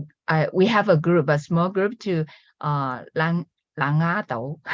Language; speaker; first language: English; non-native, learner; Chinese